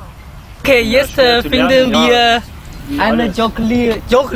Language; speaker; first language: German; non-native, learner; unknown